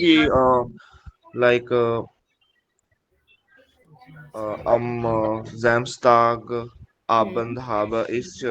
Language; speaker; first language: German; non-native, learner; Hindi